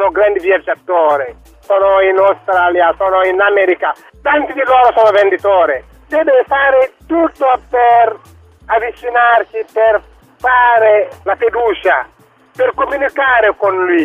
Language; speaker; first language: Italian; non-native, fluent; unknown